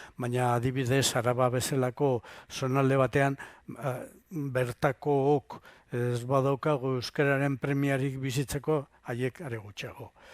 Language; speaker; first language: Basque; non-native, local second language; Spanish